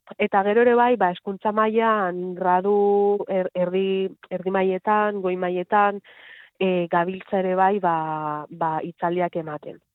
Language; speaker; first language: Basque; non-native, local second language; Spanish